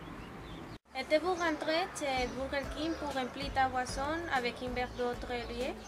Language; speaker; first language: French; non-native, learner; Spanish